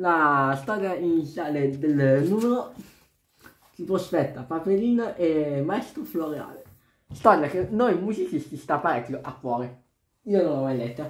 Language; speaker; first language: Italian; native; Italian